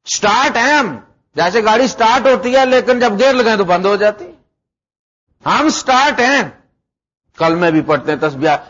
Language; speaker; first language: Urdu; non-native, local second language; Punjabi